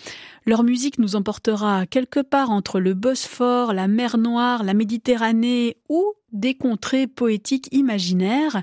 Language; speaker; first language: French; native; French